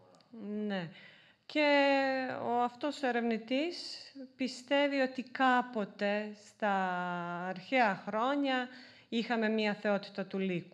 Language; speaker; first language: Greek; non-native, fluent; Serbian